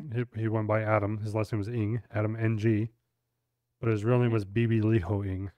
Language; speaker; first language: English; native; English